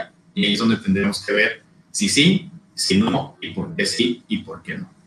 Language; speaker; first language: Spanish; native; Spanish